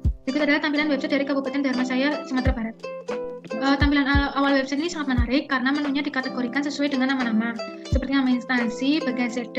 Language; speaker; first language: Indonesian; native; Indonesian